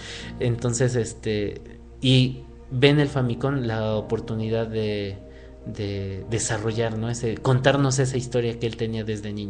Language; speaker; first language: Spanish; native; Spanish